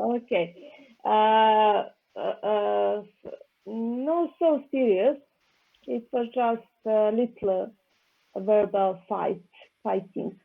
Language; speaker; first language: English; non-native, learner; Serbian